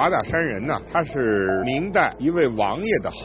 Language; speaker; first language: Chinese; native; Chinese